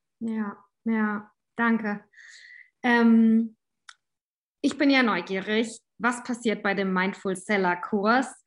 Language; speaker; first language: German; native; German